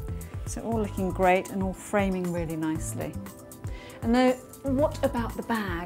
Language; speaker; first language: English; native; English